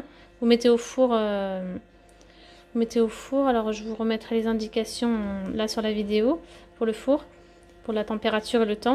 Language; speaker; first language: French; native; French